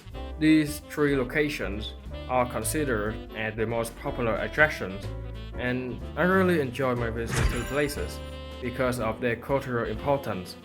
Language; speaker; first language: English; non-native, fluent; Vietnamese